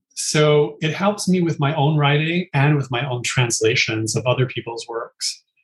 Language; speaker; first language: English; native; English